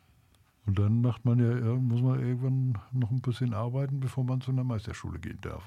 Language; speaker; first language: German; native; German